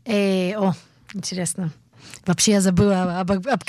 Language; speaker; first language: Russian; early bilingual, heritage; Hebrew